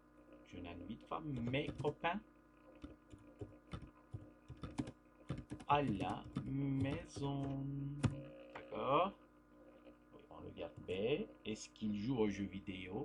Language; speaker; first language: French; non-native, fluent; Turkish